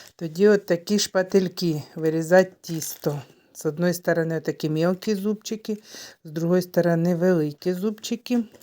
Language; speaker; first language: Ukrainian; native; Ukrainian